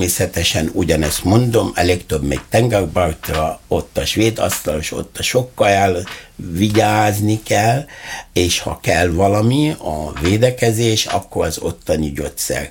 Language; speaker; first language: Hungarian; non-native, fluent; Arabic